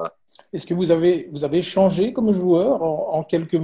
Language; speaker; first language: French; native; French